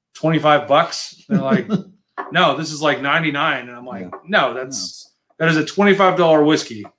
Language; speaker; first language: English; native; English